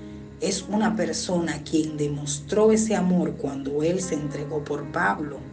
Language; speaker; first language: Spanish; native; Spanish